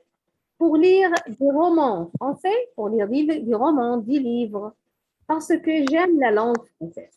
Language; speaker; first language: French; non-native, fluent; Arabic